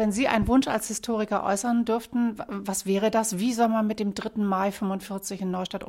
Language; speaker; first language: German; native; German